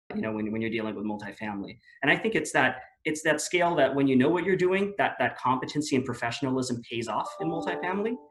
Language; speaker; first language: English; non-native, local second language; Filipino